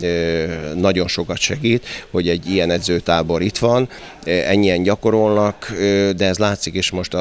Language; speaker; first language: Hungarian; native; Hungarian